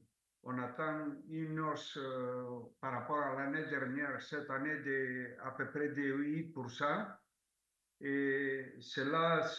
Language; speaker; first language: French; non-native, fluent; Greek